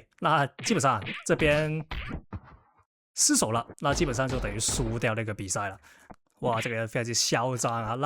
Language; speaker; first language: Chinese; non-native, local second language; Cantonese